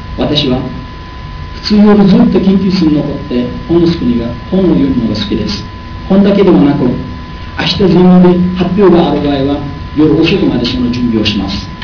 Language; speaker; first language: Japanese; non-native, learner; Uzbek